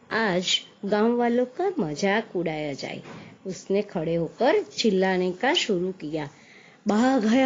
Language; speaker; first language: Hindi; non-native, local second language; Gujarati